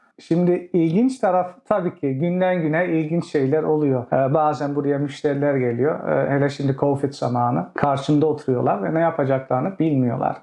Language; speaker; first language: Turkish; early bilingual, heritage; Turkish